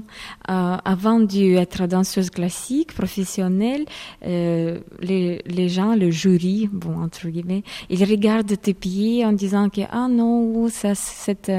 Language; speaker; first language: French; non-native, fluent; Ukrainian